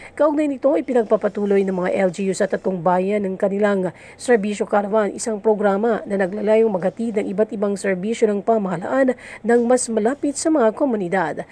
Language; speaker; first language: Filipino; non-native, local second language; Tausug